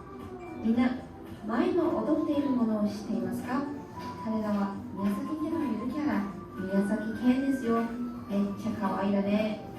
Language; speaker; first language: Japanese; non-native, learner; Chinese